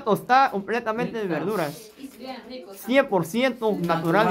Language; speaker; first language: Spanish; native; Spanish